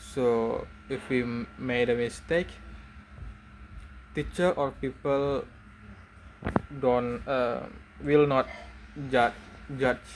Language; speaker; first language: English; non-native, learner; Indonesian